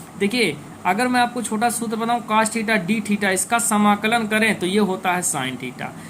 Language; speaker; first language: Hindi; native; Hindi